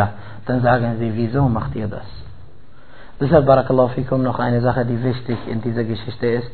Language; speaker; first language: German; non-native, fluent; Arabic